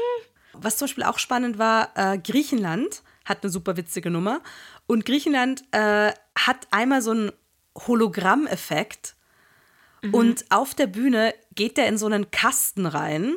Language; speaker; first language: German; native; German